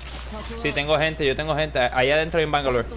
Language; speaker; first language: Spanish; early bilingual, heritage; Spanish